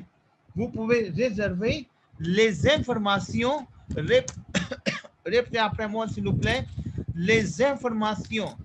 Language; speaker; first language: French; non-native, fluent; Hindi